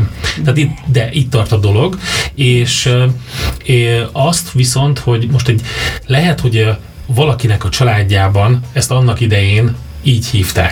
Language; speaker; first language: Hungarian; native; Hungarian